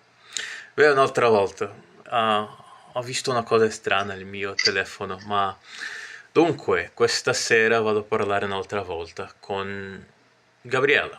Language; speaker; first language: Italian; non-native, fluent; Portuguese